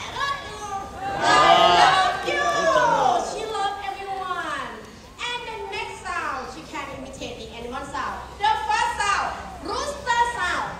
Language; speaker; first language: English; non-native, learner; Thai